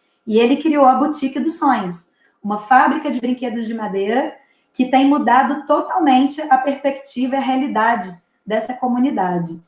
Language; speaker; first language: Portuguese; native; Portuguese